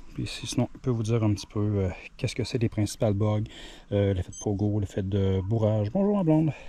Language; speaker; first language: French; native; French